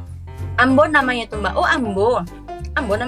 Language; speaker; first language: Indonesian; native; Indonesian